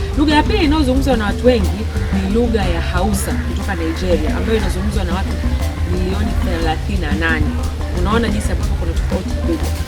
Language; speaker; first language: Swahili; native; Swahili